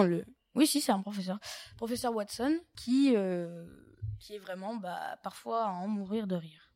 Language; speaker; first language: French; native; French